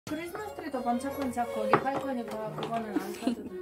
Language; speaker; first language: Korean; non-native, fluent; Russian